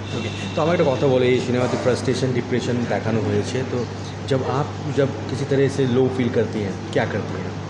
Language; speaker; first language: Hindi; non-native, local second language; Bangla